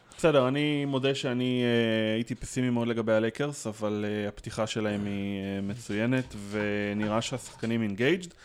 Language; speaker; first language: Hebrew; native; Hebrew